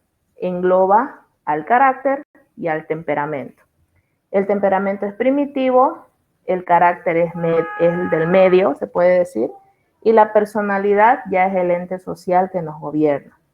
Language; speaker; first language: Spanish; native; Spanish